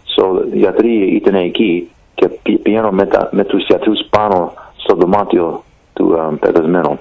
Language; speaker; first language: Greek; early bilingual, heritage; Greek